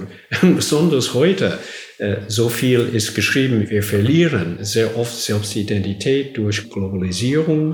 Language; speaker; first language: German; non-native, learner; English